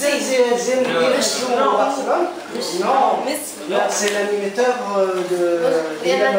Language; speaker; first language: French; non-native, fluent; Arabic